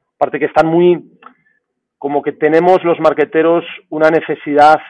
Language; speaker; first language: Spanish; native; Spanish